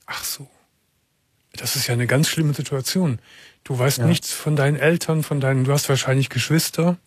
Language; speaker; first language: German; native; German